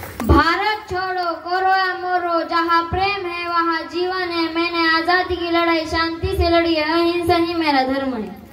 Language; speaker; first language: Hindi; non-native, local second language; Marathi